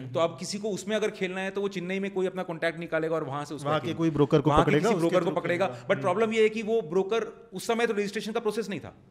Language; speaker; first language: Hindi; non-native, local second language; Marwari